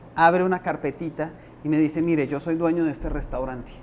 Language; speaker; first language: Spanish; native; Spanish